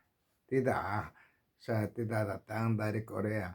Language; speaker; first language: Indonesian; non-native, learner; Korean